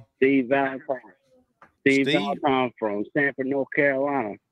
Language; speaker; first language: English; native; English